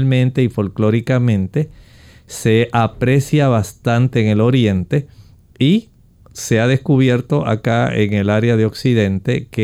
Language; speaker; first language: Spanish; native; Spanish